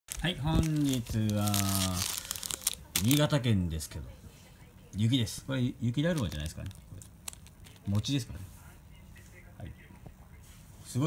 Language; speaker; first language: Japanese; native; Japanese